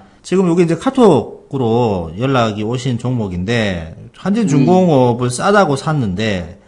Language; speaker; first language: Korean; native; Korean